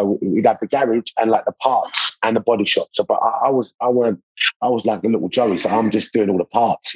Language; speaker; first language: English; native; English